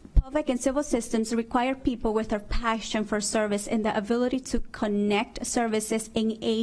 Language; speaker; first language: English; non-native, fluent; Spanish